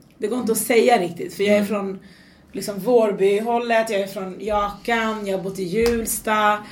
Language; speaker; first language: Swedish; early bilingual, other home language; Persian